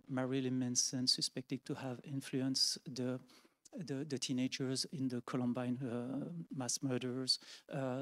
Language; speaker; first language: English; non-native, fluent; French